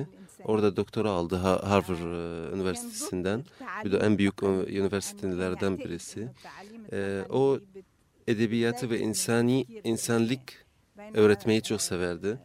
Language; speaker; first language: Turkish; non-native, fluent; Arabic